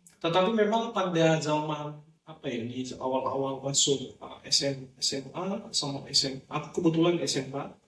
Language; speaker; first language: Indonesian; non-native, local second language; Nias